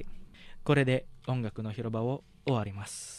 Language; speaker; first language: Japanese; non-native, learner; Indonesian